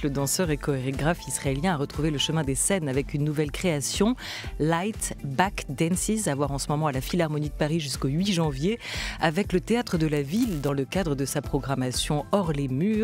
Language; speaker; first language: French; native; French